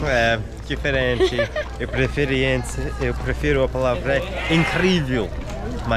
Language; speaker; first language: Portuguese; non-native, learner; English